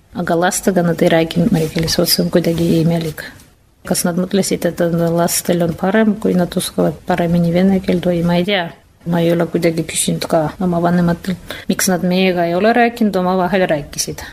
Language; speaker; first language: Estonian; non-native, fluent; Russian